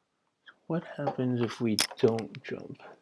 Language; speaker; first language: English; native; English